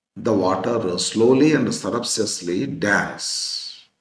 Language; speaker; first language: English; non-native, local second language; Kannada